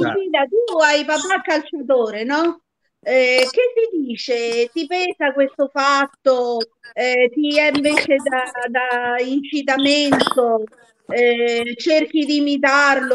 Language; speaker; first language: Italian; native; Italian